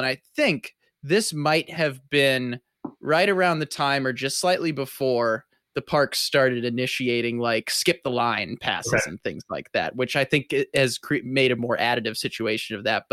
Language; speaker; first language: English; native; English